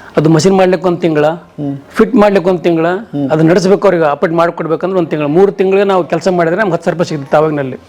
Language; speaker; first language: Kannada; native; Kannada